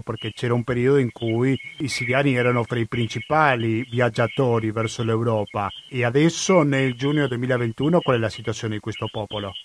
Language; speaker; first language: Italian; non-native, fluent; Spanish